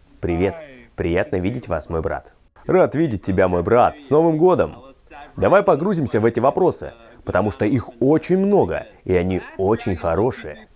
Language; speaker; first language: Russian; native; Russian